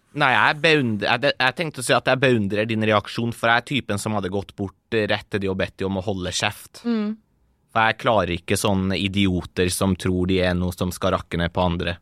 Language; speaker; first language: Norwegian; early bilingual, other home language; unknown